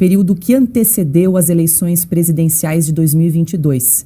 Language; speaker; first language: Portuguese; native; Portuguese